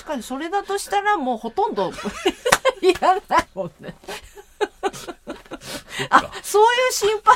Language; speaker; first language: Japanese; native; Japanese